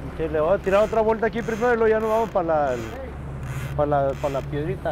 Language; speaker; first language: Spanish; early bilingual, other home language; English